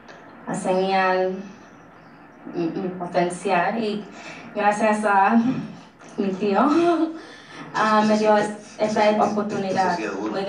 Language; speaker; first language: Spanish; early bilingual, heritage; English